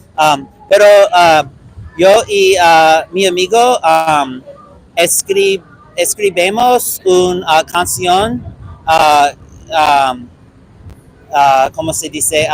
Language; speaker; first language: Spanish; non-native, learner; English